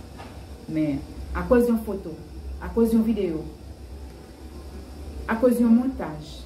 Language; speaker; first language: French; non-native, learner; Haitian Creole